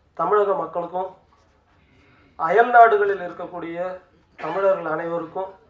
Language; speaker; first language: Tamil; native; Tamil